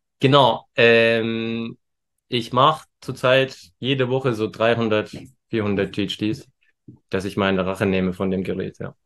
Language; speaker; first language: German; early bilingual, other home language; Turkish